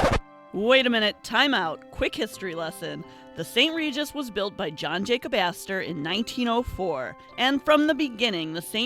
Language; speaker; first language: English; native; English